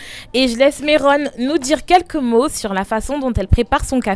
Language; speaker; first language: French; native; French